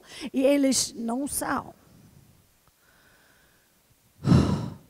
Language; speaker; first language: Portuguese; non-native, fluent; English